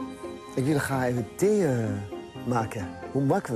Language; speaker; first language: Dutch; non-native, fluent; French